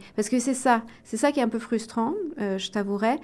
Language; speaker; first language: French; native; French